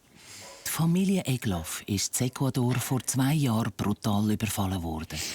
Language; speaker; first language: German; native; German